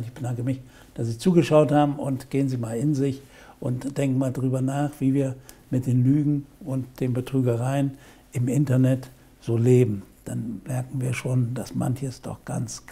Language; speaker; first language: German; native; German